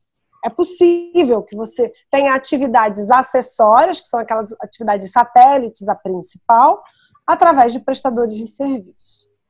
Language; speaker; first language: Portuguese; native; Portuguese